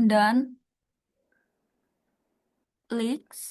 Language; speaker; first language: German; non-native, learner; Indonesian